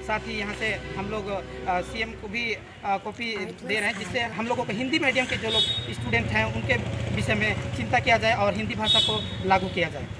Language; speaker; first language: Hindi; non-native, local second language; Sadri